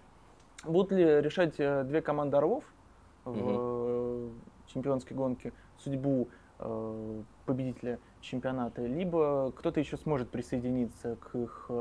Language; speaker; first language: Russian; native; Russian